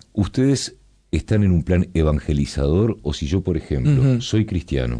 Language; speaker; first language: Spanish; native; Spanish